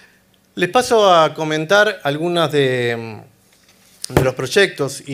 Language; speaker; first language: Spanish; native; Spanish